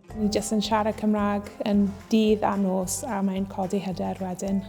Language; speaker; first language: Welsh; non-native, local second language; English